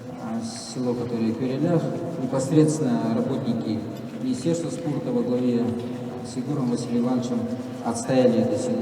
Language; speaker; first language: Russian; native; Russian